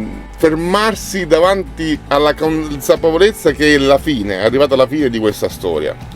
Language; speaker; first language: Italian; native; Italian